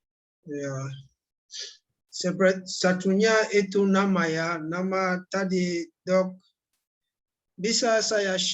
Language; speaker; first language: Indonesian; non-native, learner; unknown